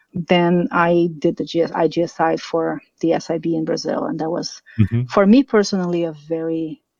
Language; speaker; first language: English; non-native, fluent; Portuguese